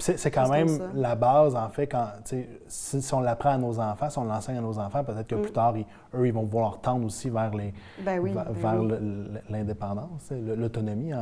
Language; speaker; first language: French; native; French